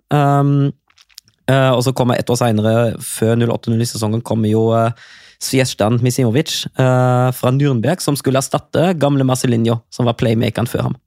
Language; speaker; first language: Norwegian; non-native, fluent; German